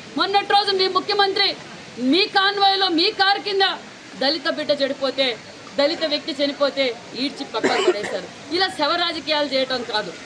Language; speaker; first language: Telugu; native; Telugu